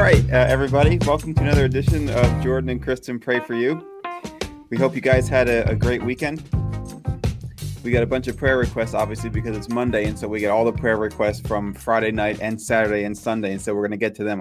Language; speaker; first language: English; native; English